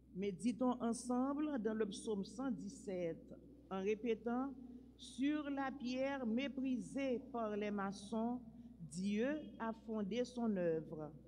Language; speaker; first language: French; non-native, local second language; Haitian Creole